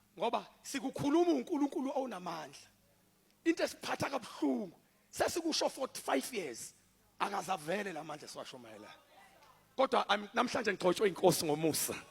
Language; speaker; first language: Zulu; native; Zulu